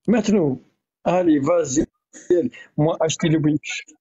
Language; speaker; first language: French; non-native, learner; Arabic